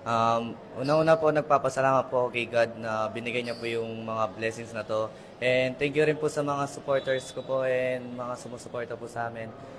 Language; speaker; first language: Filipino; non-native, local second language; Pampanga